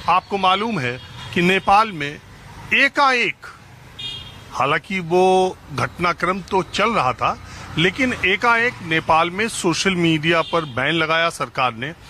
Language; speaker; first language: Hindi; native; Hindi